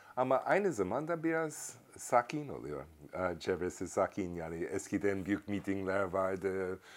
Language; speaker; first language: Turkish; non-native, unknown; English